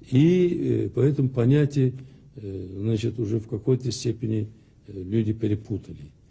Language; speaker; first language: Russian; non-native, local second language; Azerbaijani